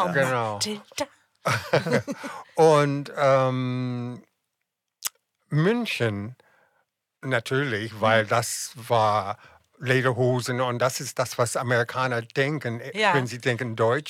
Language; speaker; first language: German; non-native, fluent; English